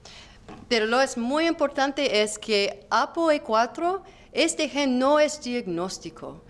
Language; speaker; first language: Spanish; non-native, learner; English